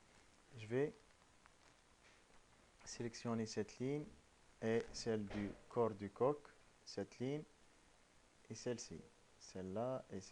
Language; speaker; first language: French; non-native, local second language; Arabic